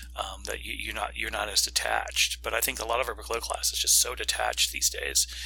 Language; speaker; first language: English; native; English